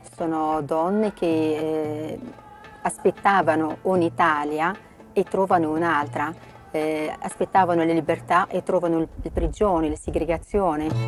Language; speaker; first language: Italian; non-native, fluent; Arabic